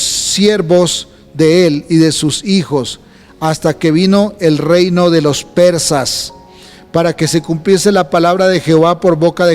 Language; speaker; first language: Spanish; native; Spanish